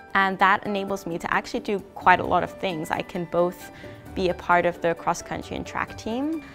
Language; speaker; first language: English; non-native, fluent; Danish